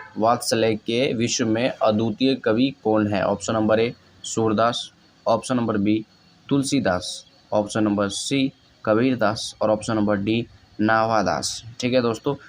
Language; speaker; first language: Hindi; native; Hindi